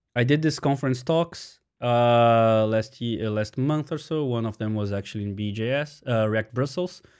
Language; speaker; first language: English; non-native, fluent; Portuguese